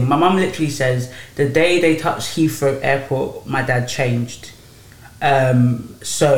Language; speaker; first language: English; native; English